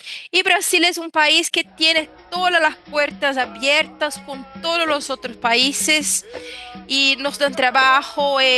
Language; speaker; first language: Spanish; non-native, fluent; Portuguese